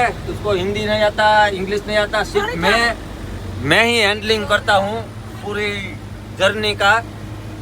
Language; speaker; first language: Hindi; non-native, local second language; Gujarati